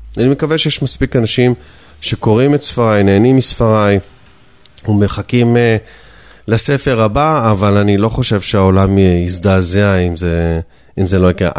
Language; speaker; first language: Hebrew; native; Hebrew